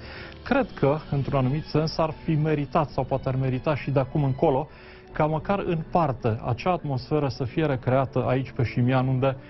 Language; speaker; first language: Romanian; native; Romanian